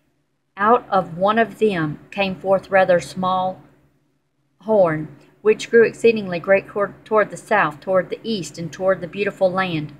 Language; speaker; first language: English; native; English